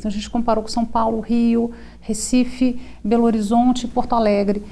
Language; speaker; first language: Portuguese; native; Portuguese